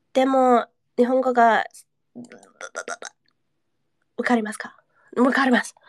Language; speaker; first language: Japanese; non-native, learner; English